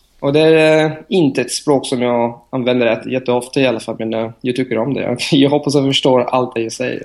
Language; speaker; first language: Swedish; non-native, fluent; Italian